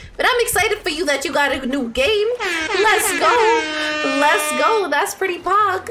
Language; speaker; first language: English; native; English